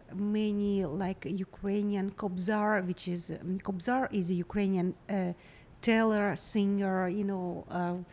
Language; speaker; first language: English; non-native, fluent; Ukrainian